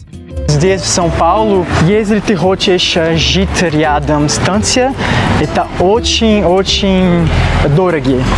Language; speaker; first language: Russian; non-native, learner; Portuguese